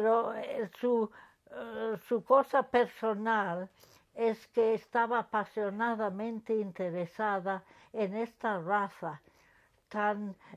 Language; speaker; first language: Spanish; non-native, fluent; English